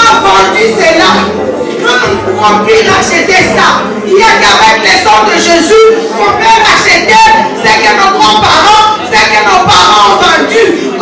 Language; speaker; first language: French; non-native, local second language; Lingala